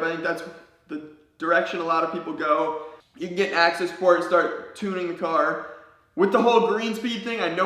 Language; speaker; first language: English; native; English